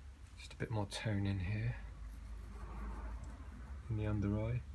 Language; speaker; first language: English; native; English